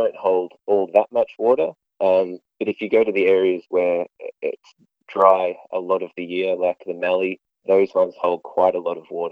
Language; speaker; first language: English; native; English